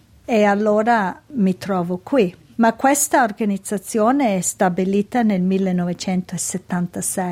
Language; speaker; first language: Italian; early bilingual, heritage; Italian